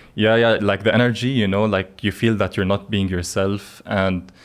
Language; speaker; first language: English; non-native, fluent; Arabic